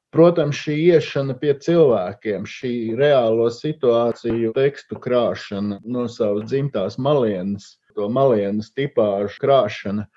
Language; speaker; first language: Latvian; native; Latvian